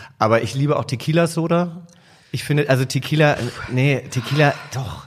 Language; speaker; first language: German; native; German